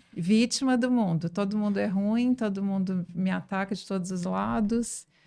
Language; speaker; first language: Portuguese; native; Portuguese